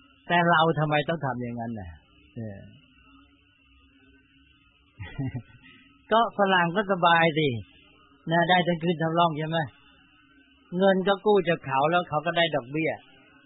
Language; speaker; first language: Thai; native; Thai